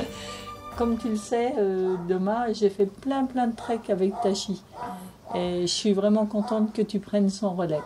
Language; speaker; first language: French; native; French